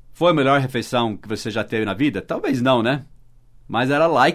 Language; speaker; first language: Portuguese; early bilingual, other home language; English